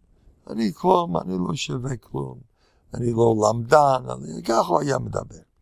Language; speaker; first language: Hebrew; non-native, fluent; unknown